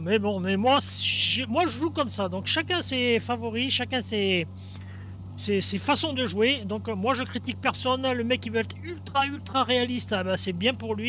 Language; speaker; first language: French; native; French